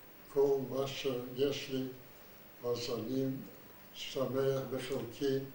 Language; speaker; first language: Hebrew; non-native, fluent; Yiddish